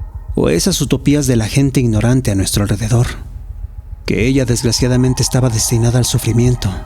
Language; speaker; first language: Spanish; native; Spanish